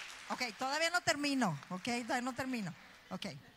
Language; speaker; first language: Spanish; early bilingual, heritage; Spanish